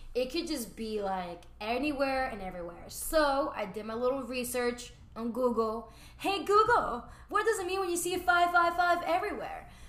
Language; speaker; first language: English; early bilingual, other home language; Spanish